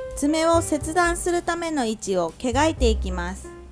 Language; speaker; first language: Japanese; native; Japanese